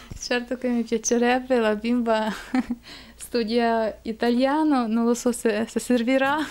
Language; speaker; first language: Italian; non-native, learner; Ukrainian